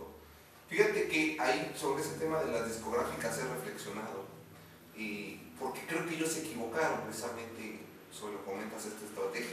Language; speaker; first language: Spanish; native; Spanish